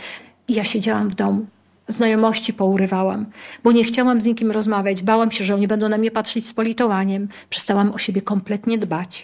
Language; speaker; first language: Polish; native; Polish